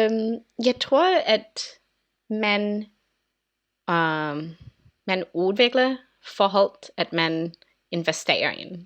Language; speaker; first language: Danish; non-native, learner; English